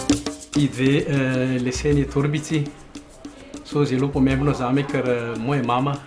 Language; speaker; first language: Slovenian; non-native, learner; Malagasy